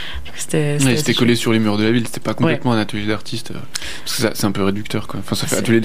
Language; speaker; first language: French; native; French